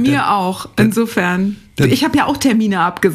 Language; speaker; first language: German; native; German